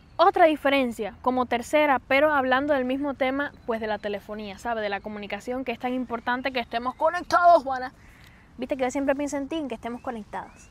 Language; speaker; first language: Spanish; native; Spanish